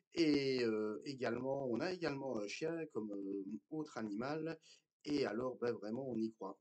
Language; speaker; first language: French; native; French